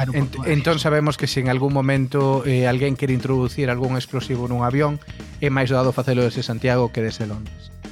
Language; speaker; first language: Galician; native; Galician